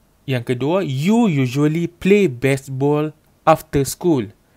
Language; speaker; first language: English; non-native, local second language; Malay